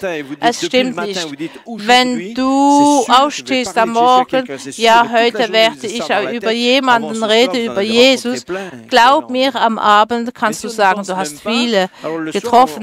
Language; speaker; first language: German; non-native, fluent; French